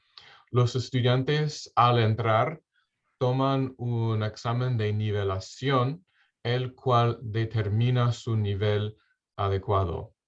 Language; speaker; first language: Spanish; non-native, fluent; English